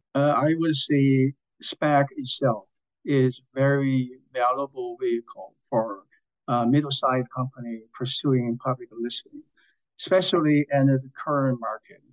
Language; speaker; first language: English; non-native, fluent; Chinese